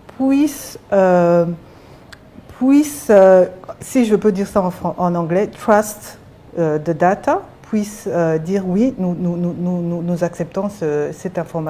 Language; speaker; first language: French; non-native, local second language; Kinyarwanda